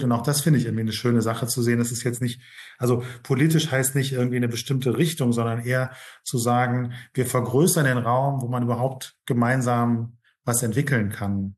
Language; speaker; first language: German; native; German